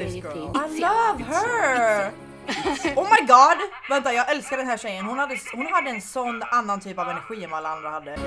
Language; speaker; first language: Swedish; native; Swedish